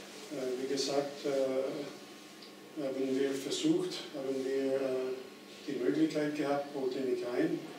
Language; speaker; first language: German; non-native, fluent; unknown